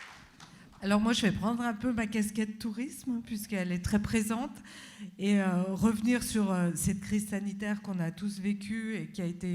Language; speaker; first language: French; native; French